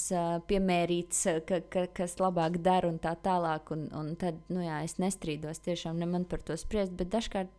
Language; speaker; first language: Latvian; native; Latvian